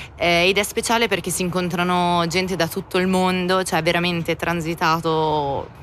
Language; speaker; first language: Italian; native; Italian